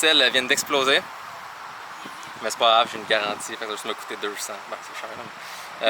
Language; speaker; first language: French; native; French